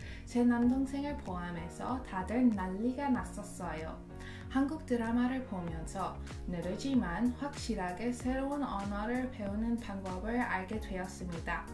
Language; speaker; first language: Korean; non-native, learner; Persian